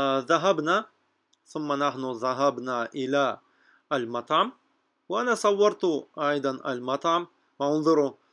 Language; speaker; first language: Arabic; non-native, fluent; Russian